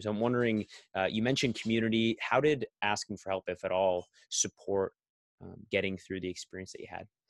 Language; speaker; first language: English; native; English